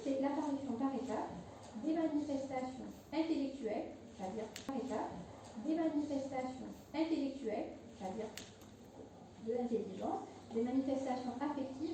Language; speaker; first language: French; non-native, local second language; Arabic